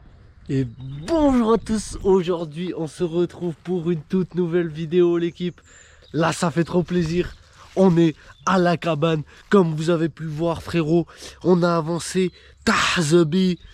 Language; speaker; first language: French; native; French